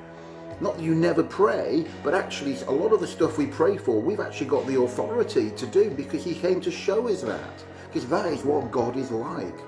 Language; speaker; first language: English; native; English